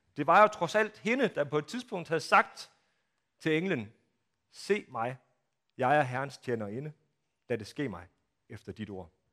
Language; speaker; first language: Danish; native; Danish